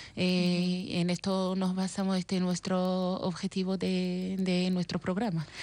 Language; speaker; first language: Spanish; non-native, fluent; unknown